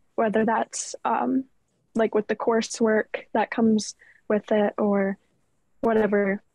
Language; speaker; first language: English; native; English